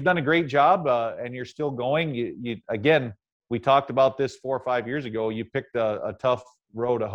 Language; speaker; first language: English; native; English